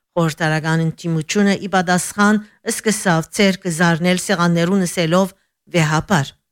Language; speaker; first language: Armenian; early bilingual, heritage; Armenian